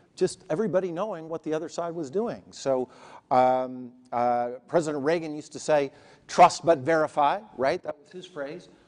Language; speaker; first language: English; native; English